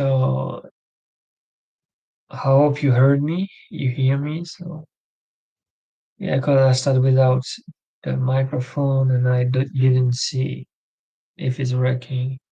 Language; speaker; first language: English; non-native, learner; French